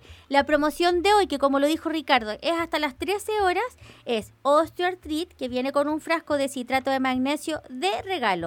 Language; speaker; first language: Spanish; native; Spanish